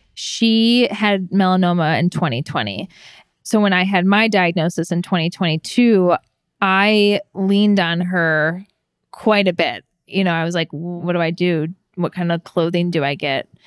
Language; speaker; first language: English; native; English